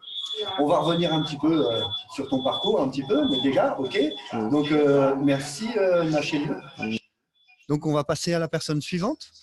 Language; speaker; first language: French; native; French